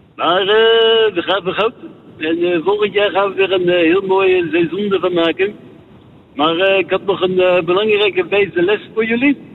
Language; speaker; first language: Dutch; native; Dutch